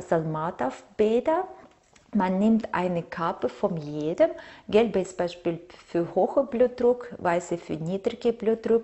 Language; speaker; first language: German; non-native, fluent; Russian